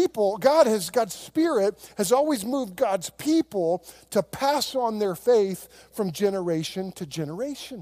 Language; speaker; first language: English; native; English